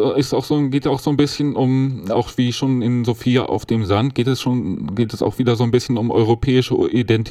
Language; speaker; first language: German; native; German